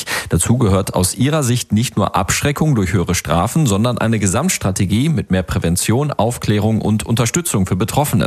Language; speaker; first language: German; native; German